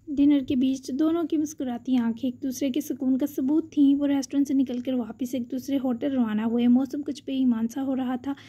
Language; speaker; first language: Urdu; native; Urdu